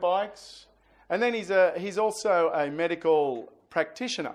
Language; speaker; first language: English; native; English